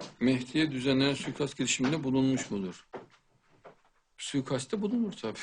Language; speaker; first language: Turkish; native; Turkish